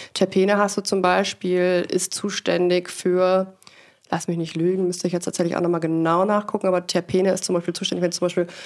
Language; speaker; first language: German; native; German